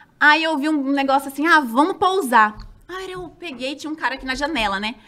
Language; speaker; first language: Portuguese; native; Portuguese